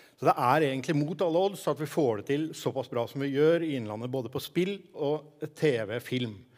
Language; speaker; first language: Norwegian; native; Norwegian